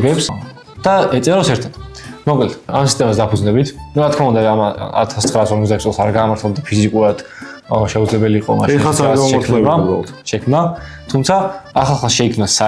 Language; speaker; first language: Georgian; native; Georgian